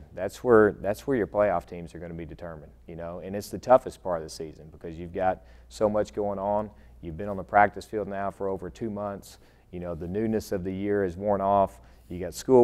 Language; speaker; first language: English; native; English